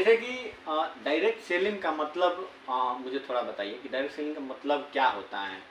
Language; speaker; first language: Hindi; native; Hindi